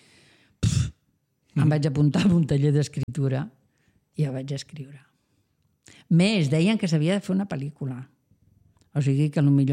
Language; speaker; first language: Catalan; non-native, local second language; Spanish